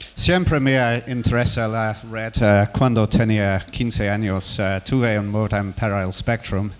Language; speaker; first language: Spanish; non-native, learner; English